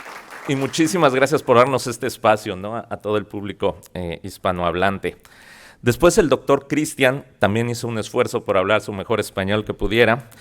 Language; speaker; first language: Spanish; native; Spanish